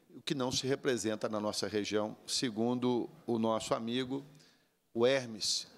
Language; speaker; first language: Portuguese; native; Portuguese